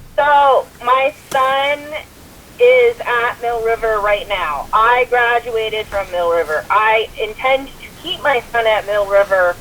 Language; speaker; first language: English; native; English